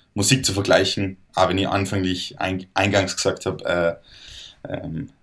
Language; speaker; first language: German; native; German